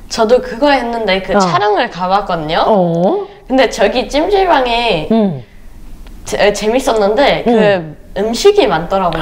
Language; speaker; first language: Korean; early bilingual, other home language; English